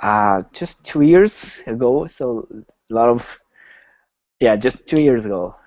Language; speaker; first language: English; non-native, learner; Japanese